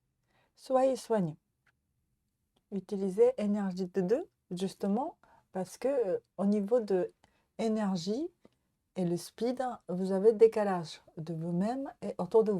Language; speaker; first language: French; non-native, learner; Japanese